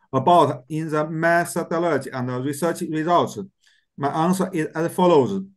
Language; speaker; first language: English; non-native, learner; Chinese